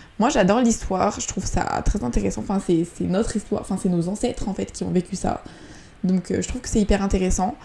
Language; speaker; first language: French; native; French